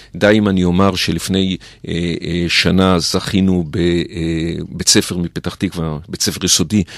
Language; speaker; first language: Hebrew; native; Hebrew